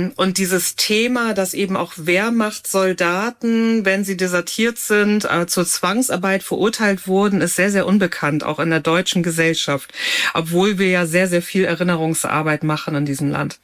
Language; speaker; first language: German; native; German